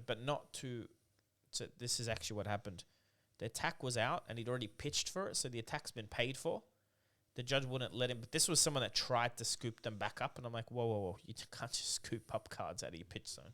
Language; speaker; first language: English; native; English